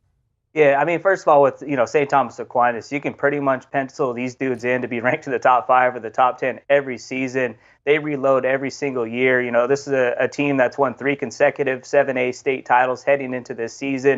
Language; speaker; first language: English; native; English